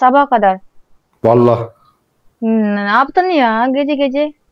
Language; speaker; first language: Turkish; non-native, learner; Indonesian